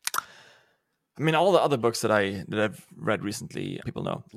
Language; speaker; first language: English; non-native, fluent; German